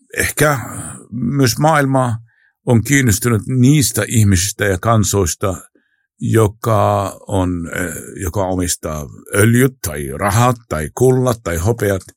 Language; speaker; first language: Finnish; non-native, fluent; Arabic